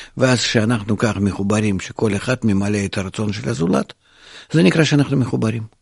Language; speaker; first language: Hebrew; non-native, fluent; Russian